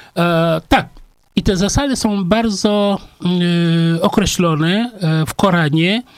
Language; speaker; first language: Polish; non-native, fluent; Wolof